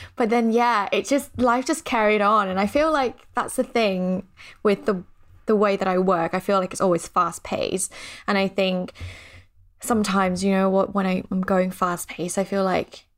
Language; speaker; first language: English; non-native, fluent; Thai